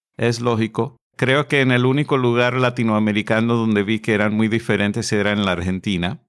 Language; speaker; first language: Spanish; non-native, fluent; English